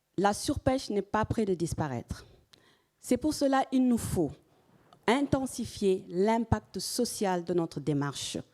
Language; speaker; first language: French; non-native, local second language; Wolof